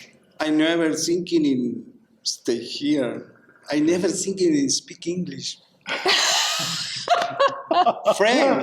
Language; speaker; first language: English; non-native, learner; Spanish